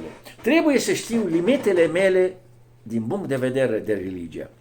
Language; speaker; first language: Romanian; non-native, fluent; Arabic